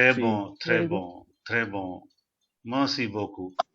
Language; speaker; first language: French; non-native, fluent; Urdu